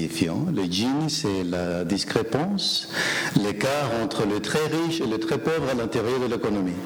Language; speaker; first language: French; non-native, fluent; Spanish